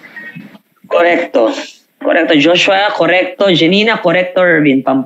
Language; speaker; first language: Spanish; non-native, fluent; Filipino